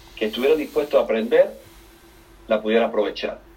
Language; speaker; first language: Spanish; native; Spanish